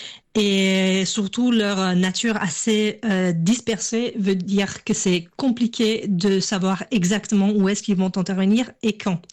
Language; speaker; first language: French; non-native, fluent; English